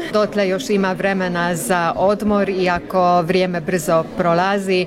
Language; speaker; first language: Croatian; early bilingual, heritage; Croatian